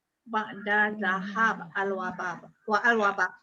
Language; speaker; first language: Arabic; non-native, learner; Malay